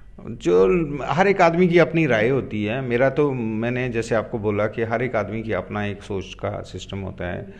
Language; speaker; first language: Hindi; non-native, local second language; Gujari